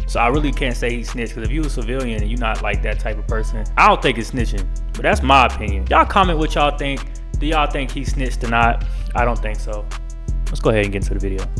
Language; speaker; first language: English; native; English